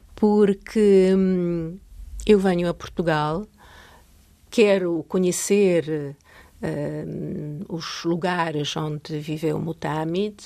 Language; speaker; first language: Portuguese; non-native, fluent; Polish